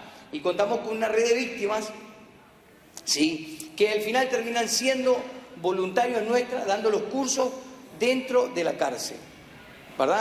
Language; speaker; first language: Spanish; native; Spanish